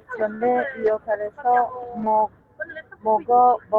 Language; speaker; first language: Korean; non-native, learner; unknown